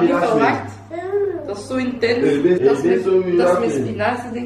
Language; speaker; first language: Dutch; non-native, local second language; French